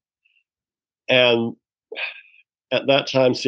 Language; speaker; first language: English; native; English